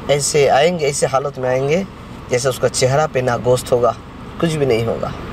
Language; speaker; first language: Hindi; non-native, local second language; Bangla